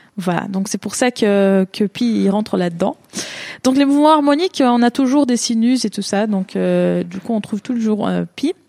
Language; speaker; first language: French; non-native, fluent; Portuguese